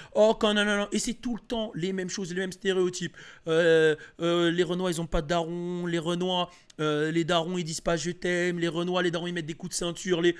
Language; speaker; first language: French; early bilingual, other home language; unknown